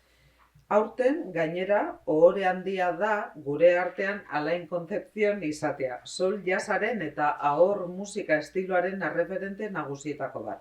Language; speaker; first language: Basque; native; Basque